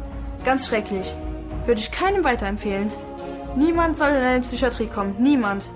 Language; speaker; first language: German; native; German